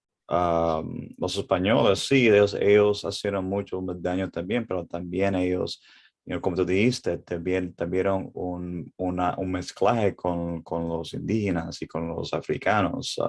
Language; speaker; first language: Spanish; early bilingual, heritage; English